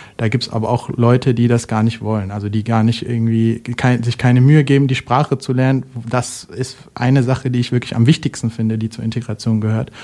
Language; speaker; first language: German; native; German